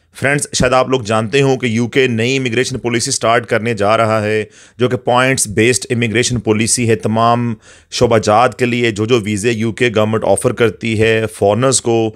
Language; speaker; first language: Urdu; native; Urdu